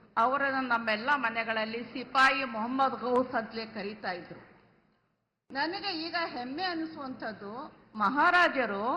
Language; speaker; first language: Kannada; non-native, local second language; Urdu